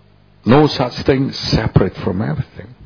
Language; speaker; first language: English; non-native, fluent; Indonesian